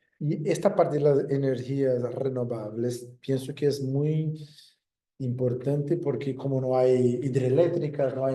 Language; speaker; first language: Spanish; non-native, fluent; Portuguese